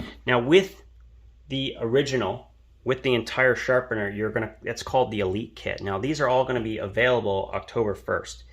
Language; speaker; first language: English; native; English